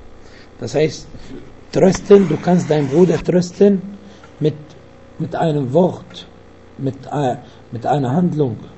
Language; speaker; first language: German; non-native, fluent; Arabic